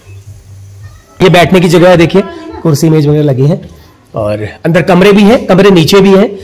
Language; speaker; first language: Hindi; native; Hindi